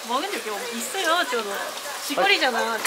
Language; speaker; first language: Korean; non-native, learner; Japanese